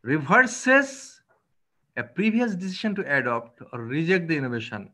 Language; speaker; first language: English; non-native, local second language; Bangla